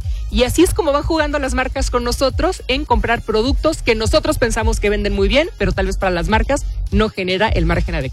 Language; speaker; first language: Spanish; native; Spanish